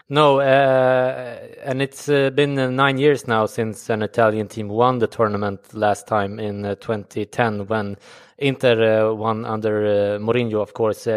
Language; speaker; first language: English; non-native, fluent; Swedish